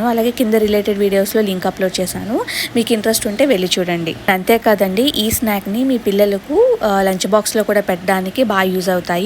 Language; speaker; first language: Telugu; native; Telugu